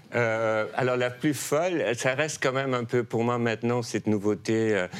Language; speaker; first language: French; non-native, fluent; Dutch